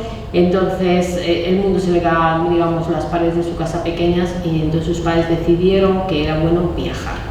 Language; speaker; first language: Spanish; native; Spanish